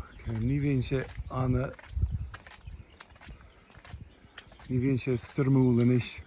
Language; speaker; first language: Irish; non-native, learner; English